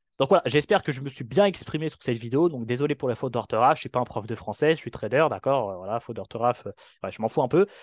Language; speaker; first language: French; non-native, local second language; Arabic